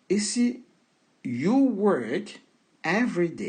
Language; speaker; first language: English; non-native, learner; French